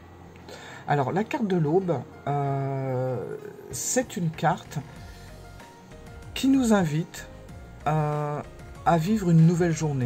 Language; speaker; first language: French; native; French